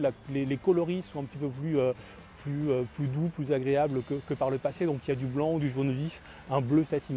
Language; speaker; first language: French; native; French